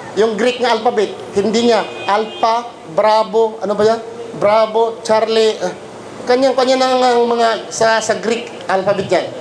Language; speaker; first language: Filipino; non-native, local second language; Cebuano